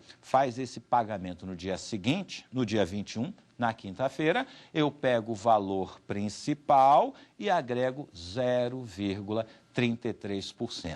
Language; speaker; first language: Portuguese; native; Portuguese